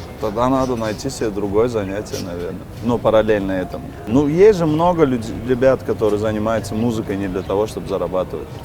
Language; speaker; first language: Russian; native; Russian